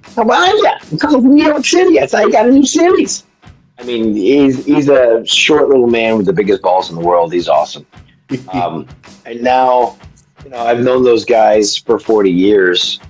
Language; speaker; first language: English; native; English